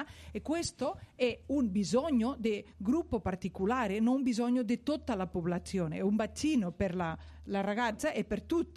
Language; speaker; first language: Italian; non-native, learner; Spanish